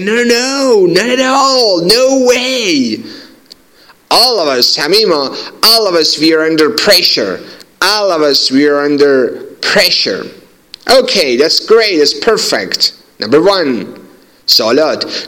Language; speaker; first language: English; non-native, fluent; Persian